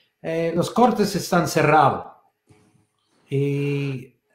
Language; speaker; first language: Spanish; non-native, fluent; English